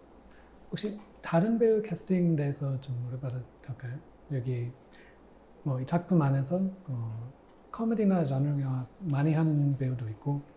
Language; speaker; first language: Korean; non-native, fluent; English